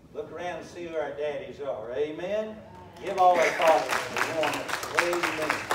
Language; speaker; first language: English; native; English